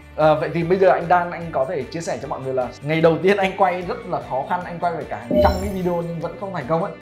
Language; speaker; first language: Vietnamese; native; Vietnamese